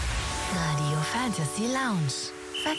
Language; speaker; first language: German; native; German